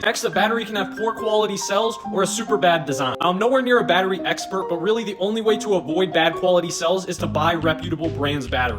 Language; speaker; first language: English; native; English